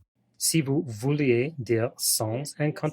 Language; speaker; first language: French; non-native, learner; English